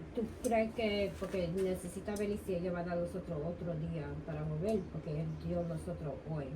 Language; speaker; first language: Spanish; non-native, learner; English